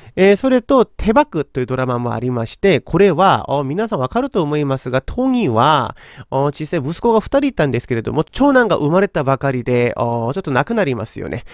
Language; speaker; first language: Japanese; non-native, fluent; Korean